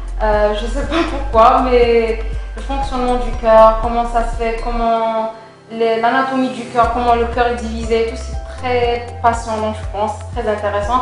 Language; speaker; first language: French; non-native, local second language; Kabyle